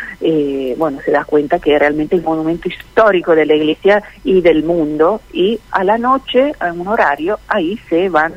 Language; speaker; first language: Spanish; non-native, fluent; Italian